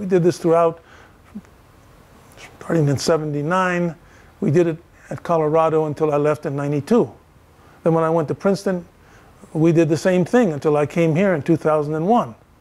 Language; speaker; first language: English; early bilingual, other home language; Spanish